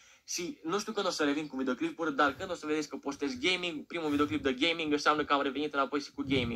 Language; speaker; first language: Romanian; native; Romanian